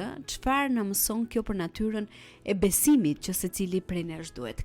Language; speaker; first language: Albanian; native; Albanian